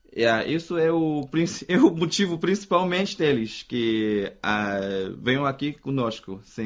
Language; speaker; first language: Portuguese; non-native, fluent; Chinese